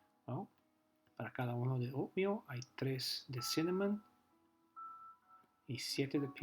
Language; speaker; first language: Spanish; non-native, fluent; English